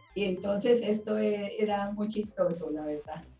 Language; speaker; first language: Spanish; native; Spanish